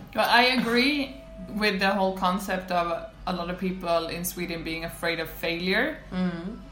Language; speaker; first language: English; non-native, fluent; Swedish